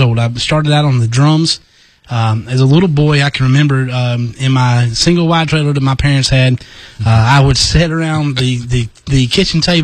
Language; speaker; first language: English; native; English